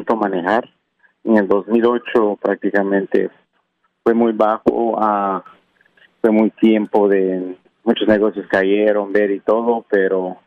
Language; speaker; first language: Spanish; non-native, local second language; Kʼicheʼ